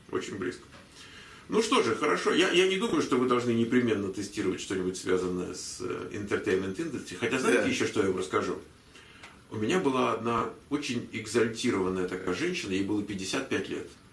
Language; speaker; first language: Russian; native; Russian